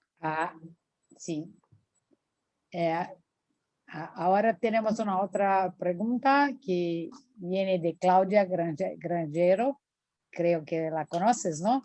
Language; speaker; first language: Spanish; non-native, fluent; Portuguese